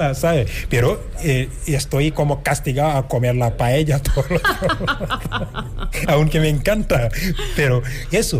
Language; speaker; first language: Spanish; non-native, fluent; Wolof